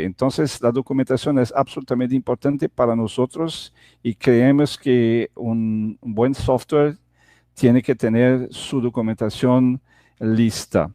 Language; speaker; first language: Spanish; non-native, fluent; Portuguese